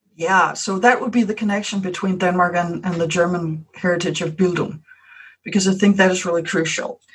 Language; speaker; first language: English; non-native, fluent; Danish